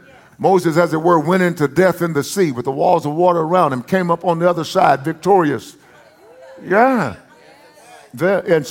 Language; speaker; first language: English; native; English